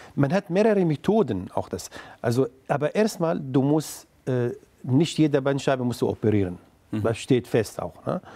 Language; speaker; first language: German; non-native, fluent; Arabic